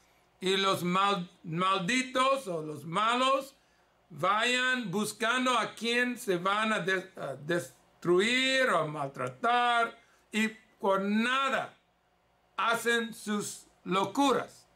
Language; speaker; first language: Spanish; early bilingual, heritage; English